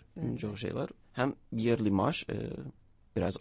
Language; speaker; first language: Turkish; non-native, learner; English